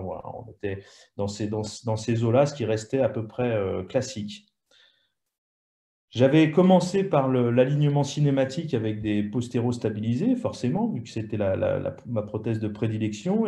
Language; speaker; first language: French; native; French